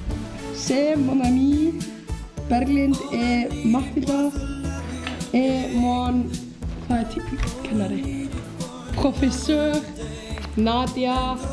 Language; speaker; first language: French; non-native, learner; Icelandic